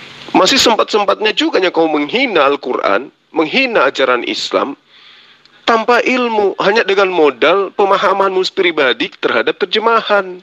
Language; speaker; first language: Indonesian; native; Indonesian